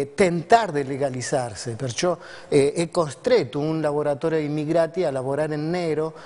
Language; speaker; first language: Italian; non-native, fluent; Spanish